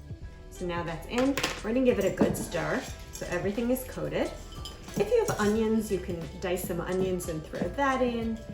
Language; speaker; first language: English; native; English